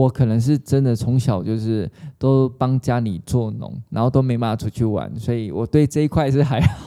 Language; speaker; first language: Chinese; native; Chinese